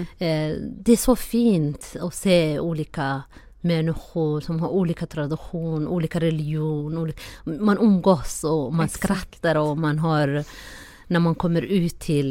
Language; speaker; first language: Swedish; non-native, fluent; Somali